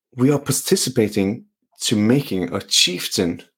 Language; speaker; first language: English; non-native, fluent; Norwegian